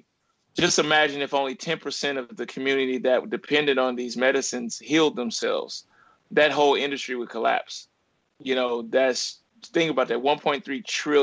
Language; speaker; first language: English; native; English